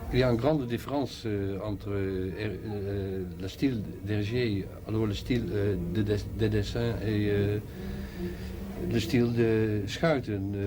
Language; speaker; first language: French; non-native, learner; Dutch